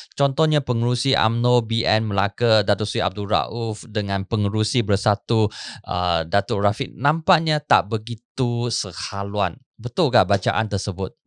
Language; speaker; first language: Malay; non-native, local second language; Chinese